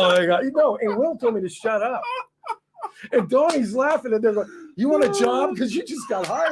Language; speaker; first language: English; native; English